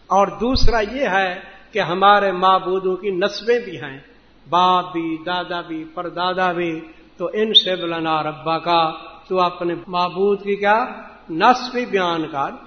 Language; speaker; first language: Urdu; non-native, local second language; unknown